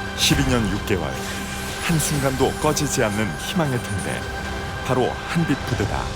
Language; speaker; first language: Korean; native; Korean